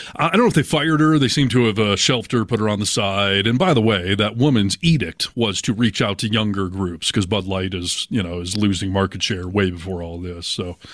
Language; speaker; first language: English; native; English